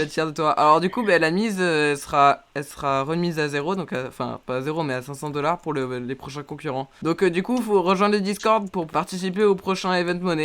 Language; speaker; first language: French; native; French